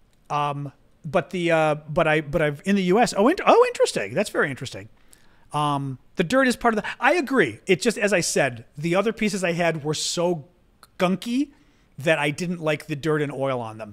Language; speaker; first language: English; native; English